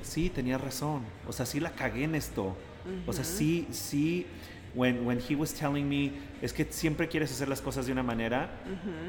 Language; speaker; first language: Spanish; early bilingual, heritage; Spanish